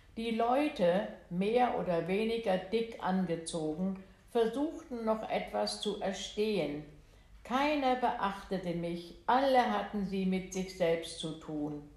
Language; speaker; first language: German; native; German